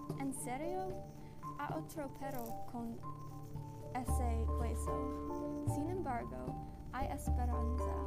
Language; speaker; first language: Spanish; non-native, learner; English